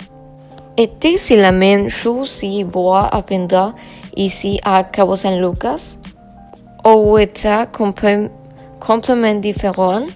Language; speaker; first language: French; non-native, learner; Spanish